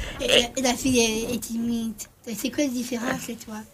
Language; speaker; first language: French; native; French